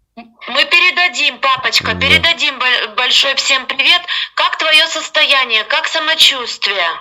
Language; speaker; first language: Russian; native; Russian